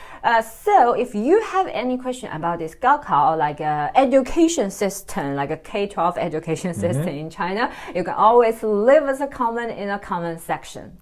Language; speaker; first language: English; non-native, fluent; Chinese